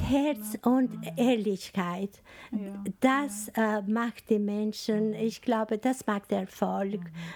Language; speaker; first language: German; non-native, learner; Albanian